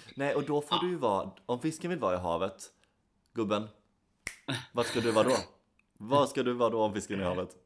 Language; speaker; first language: Swedish; native; Swedish